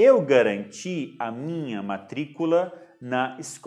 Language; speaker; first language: Portuguese; non-native, fluent; Arabic